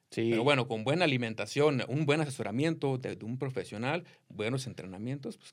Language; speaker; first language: Spanish; native; Spanish